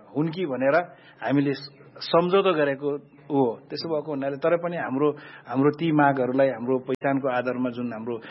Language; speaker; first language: Nepali; non-native, local second language; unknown